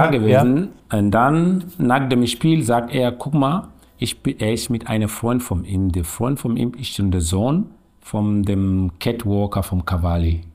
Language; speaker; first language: German; non-native, learner; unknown